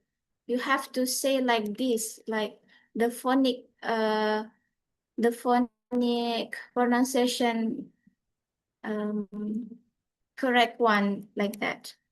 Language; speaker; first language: English; non-native, fluent; Indonesian